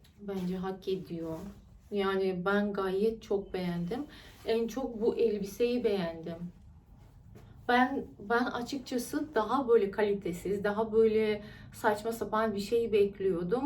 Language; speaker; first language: Turkish; non-native, fluent; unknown